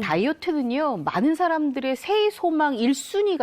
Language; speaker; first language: Korean; native; Korean